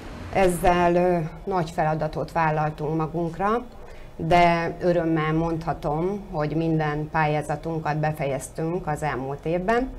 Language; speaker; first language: Hungarian; native; Hungarian